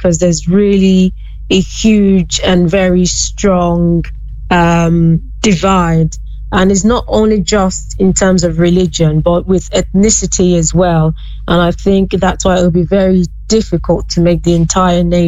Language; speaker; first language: English; non-native, local second language; Yoruba